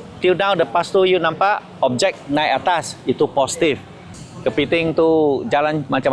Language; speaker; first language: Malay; non-native, local second language; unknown